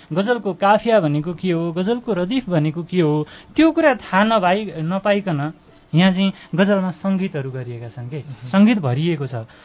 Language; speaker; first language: Nepali; native; Nepali